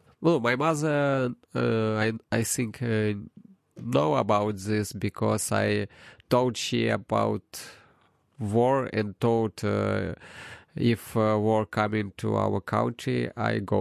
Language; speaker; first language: English; non-native, learner; Ukrainian